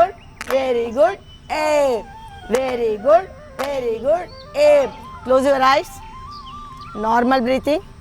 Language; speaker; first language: English; non-native, fluent; Kannada